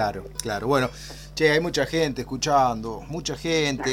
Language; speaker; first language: Spanish; native; Spanish